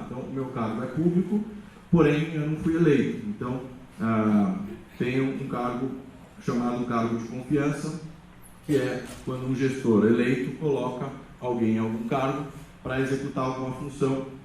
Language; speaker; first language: Portuguese; native; Portuguese